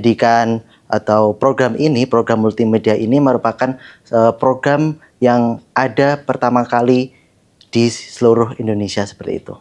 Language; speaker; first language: Indonesian; non-native, local second language; Javanese